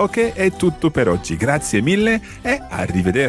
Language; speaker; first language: Italian; non-native, fluent; English